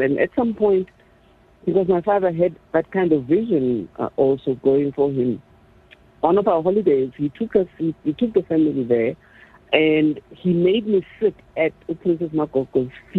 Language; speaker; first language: English; non-native, local second language; Zulu